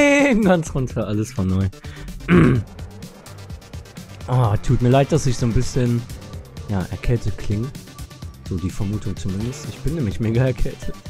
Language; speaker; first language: German; native; German